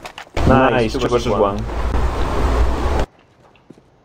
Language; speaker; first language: English; non-native, learner; Spanish